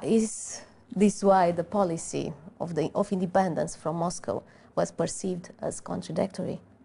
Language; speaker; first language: English; non-native, fluent; Romanian